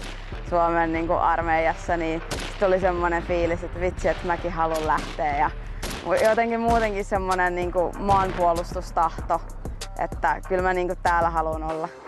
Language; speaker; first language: Finnish; native; Finnish